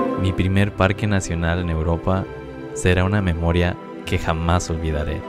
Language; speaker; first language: Spanish; native; Spanish